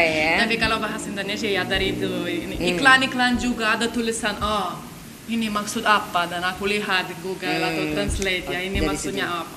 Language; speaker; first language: Indonesian; non-native, learner; Lithuanian